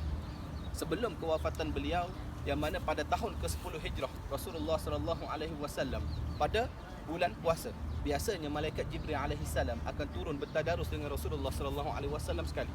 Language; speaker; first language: Malay; native; Malay